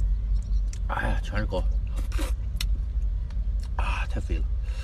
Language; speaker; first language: Chinese; native; Chinese